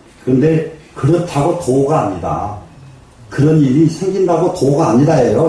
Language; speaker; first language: Korean; native; Korean